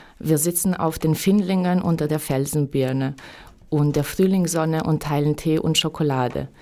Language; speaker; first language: German; native; German